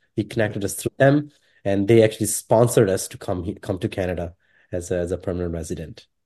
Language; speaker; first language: English; non-native, local second language; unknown